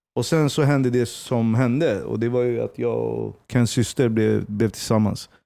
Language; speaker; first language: Swedish; early bilingual, other home language; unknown